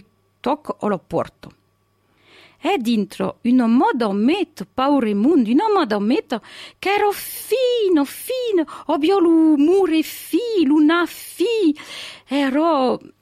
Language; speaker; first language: French; native; French